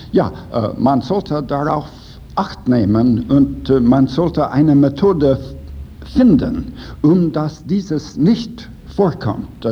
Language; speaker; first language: German; non-native, fluent; English